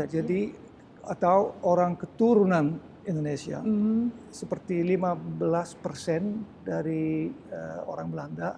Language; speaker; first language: Indonesian; early bilingual, heritage; Dutch